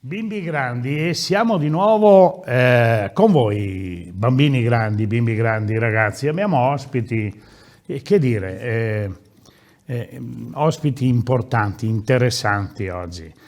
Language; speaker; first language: Italian; native; Italian